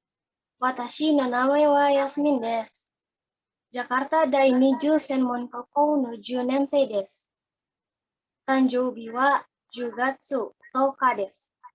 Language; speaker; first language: Japanese; non-native, learner; Indonesian